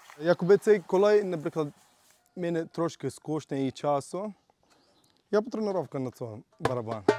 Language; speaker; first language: Ukrainian; non-native, learner; Arabic